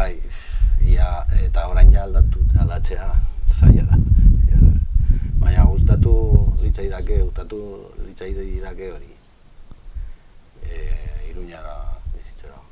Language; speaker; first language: Basque; non-native, local second language; Spanish